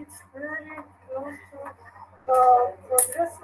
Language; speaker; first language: English; non-native, learner; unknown